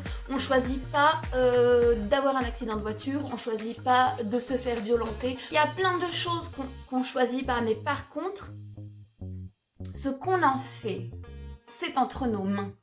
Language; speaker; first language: French; native; French